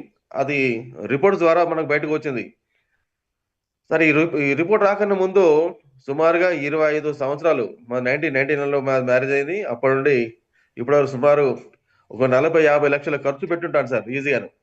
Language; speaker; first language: Telugu; native; Telugu